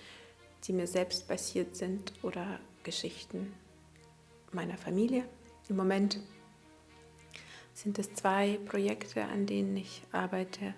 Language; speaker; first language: German; early bilingual, other home language; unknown